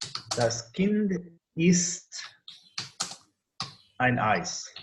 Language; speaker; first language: German; non-native, learner; English